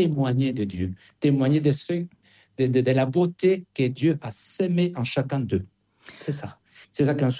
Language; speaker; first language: French; non-native, fluent; Spanish